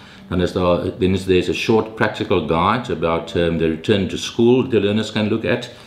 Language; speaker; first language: English; non-native, local second language; Afrikaans